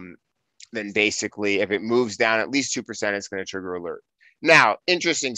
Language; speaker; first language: English; native; English